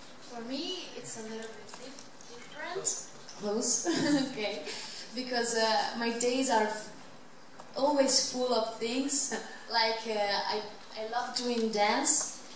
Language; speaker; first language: English; non-native, local second language; Italian